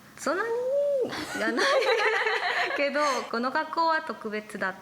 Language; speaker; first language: Japanese; non-native, learner; Spanish